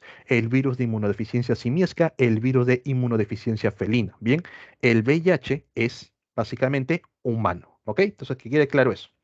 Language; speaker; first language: Spanish; native; Spanish